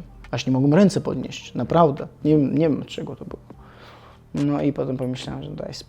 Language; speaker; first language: Polish; non-native, fluent; Chechen